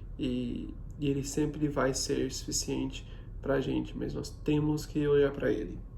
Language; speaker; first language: Portuguese; non-native, fluent; English